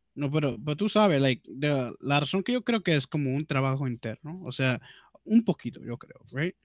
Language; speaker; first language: Spanish; early bilingual, heritage; Spanish